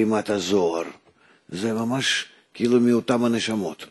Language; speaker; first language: Hebrew; non-native, fluent; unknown